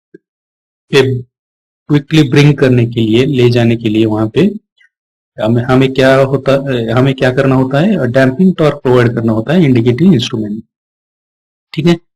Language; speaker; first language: Hindi; non-native, local second language; Marathi